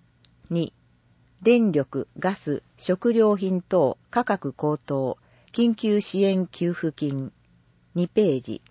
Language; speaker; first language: Japanese; native; Japanese